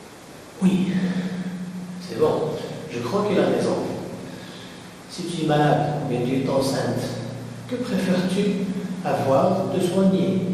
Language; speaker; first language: French; non-native, learner; Arabic